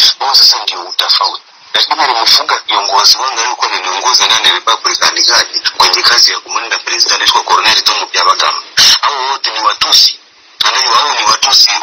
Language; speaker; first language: Swahili; non-native, local second language; Kinyarwanda